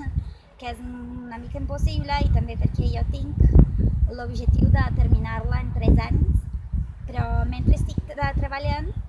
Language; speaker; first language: Catalan; non-native, fluent; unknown